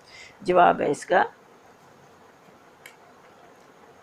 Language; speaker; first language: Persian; non-native, fluent; Urdu